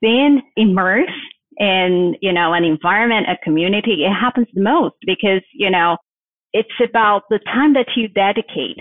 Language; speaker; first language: English; non-native, fluent; Portuguese